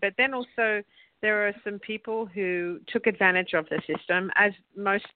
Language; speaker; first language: English; native; English